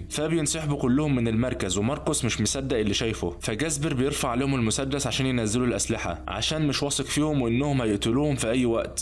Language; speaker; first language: Arabic; native; Arabic